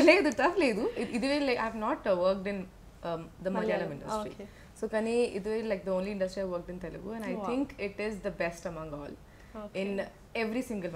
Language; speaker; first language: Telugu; non-native, learner; Malayalam